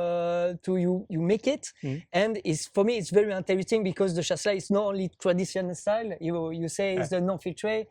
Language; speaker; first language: English; non-native, learner; French